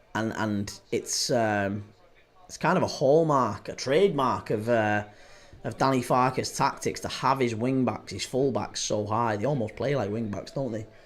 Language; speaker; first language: English; native; English